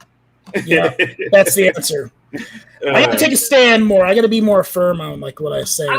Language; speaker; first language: English; native; English